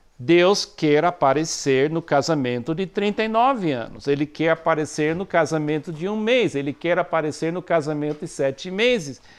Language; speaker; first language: Portuguese; non-native, fluent; English